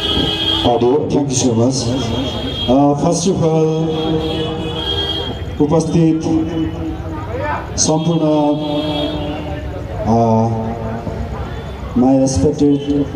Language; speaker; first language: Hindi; non-native, learner; Nepali